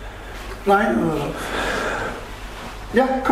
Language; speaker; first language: German; non-native, learner; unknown